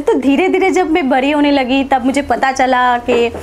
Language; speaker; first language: Hindi; non-native, local second language; Bangla